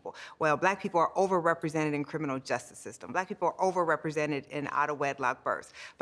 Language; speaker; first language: English; native; English